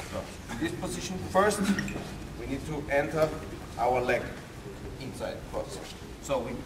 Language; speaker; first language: English; non-native, learner; German